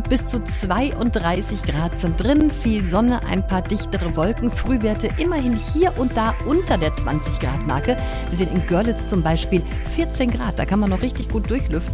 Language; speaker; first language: German; native; German